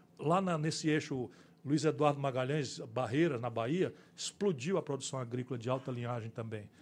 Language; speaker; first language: Portuguese; native; Portuguese